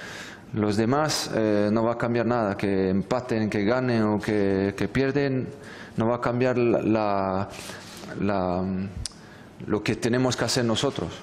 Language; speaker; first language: Spanish; non-native, fluent; French